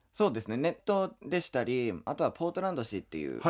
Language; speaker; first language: Japanese; non-native, fluent; English